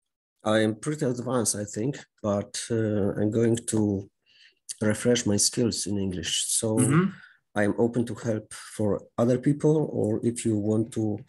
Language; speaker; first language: English; non-native, fluent; Polish